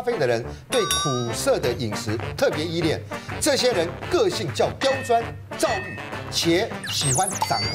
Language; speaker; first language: Chinese; native; Chinese